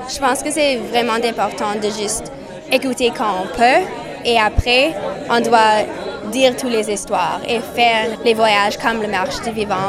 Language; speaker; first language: French; non-native, learner; English